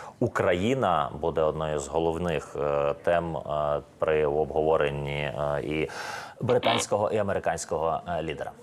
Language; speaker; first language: Ukrainian; native; Ukrainian